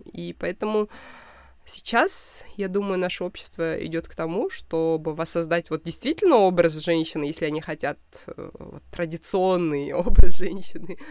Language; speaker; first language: Russian; non-native, local second language; Kazakh